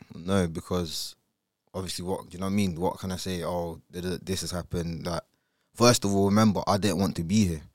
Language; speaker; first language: English; early bilingual, other home language; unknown